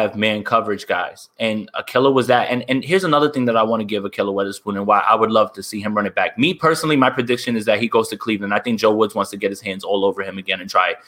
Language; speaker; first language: English; native; English